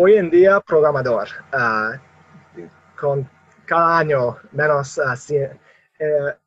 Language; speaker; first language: Spanish; non-native, fluent; English